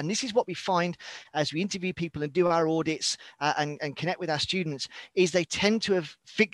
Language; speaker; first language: English; native; English